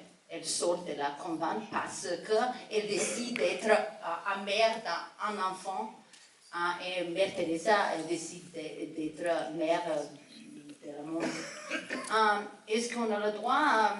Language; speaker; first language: French; non-native, fluent; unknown